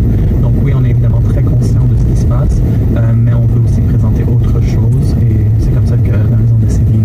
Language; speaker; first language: French; early bilingual, other home language; Arabic